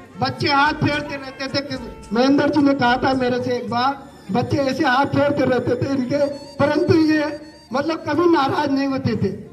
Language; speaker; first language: Hindi; native; Hindi